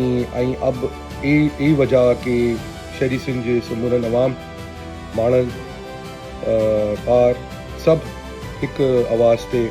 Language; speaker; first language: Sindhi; non-native, local second language; Urdu